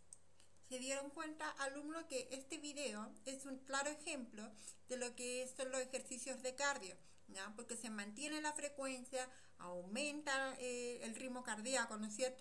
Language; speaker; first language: Spanish; native; Spanish